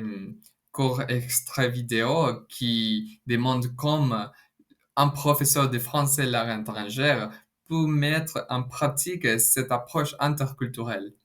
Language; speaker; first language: French; non-native, fluent; Spanish